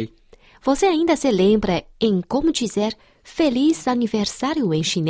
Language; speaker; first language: Portuguese; non-native, fluent; Chinese